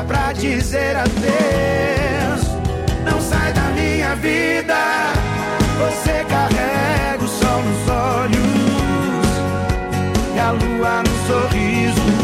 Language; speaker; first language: Portuguese; native; Portuguese